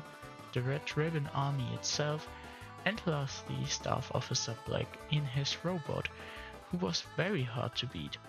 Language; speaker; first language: English; non-native, fluent; German